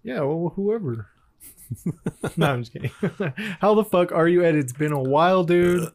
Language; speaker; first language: English; early bilingual, other home language; Spanish